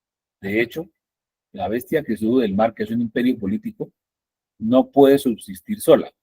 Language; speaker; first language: Spanish; native; Spanish